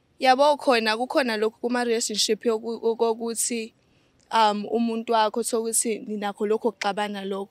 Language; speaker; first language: Zulu; native; Zulu